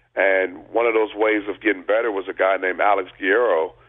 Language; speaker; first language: English; native; English